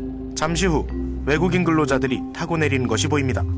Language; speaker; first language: Korean; native; Korean